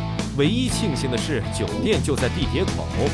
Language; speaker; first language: Chinese; native; Chinese